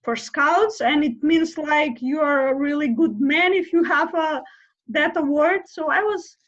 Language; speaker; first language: English; non-native, fluent; Macedonian